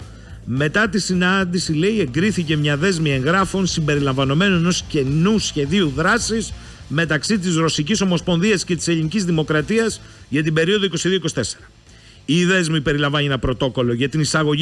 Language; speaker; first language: Greek; native; Greek